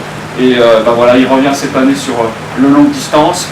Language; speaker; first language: French; native; French